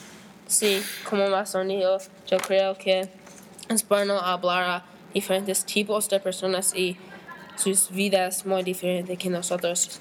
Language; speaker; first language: Spanish; non-native, learner; English